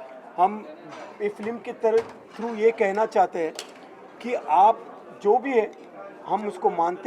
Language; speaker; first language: Hindi; native; Hindi